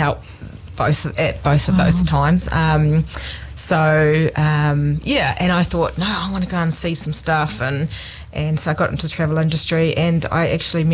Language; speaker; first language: English; native; English